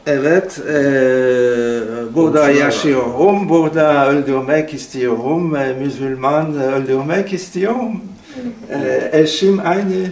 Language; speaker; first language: Turkish; non-native, learner; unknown